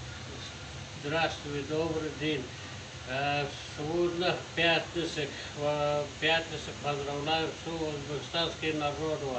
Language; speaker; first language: Russian; non-native, learner; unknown